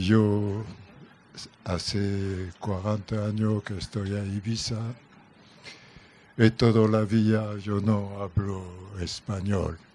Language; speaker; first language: Spanish; non-native, learner; French